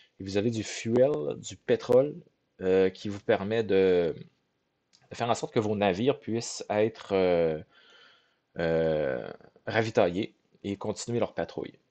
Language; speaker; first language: French; native; French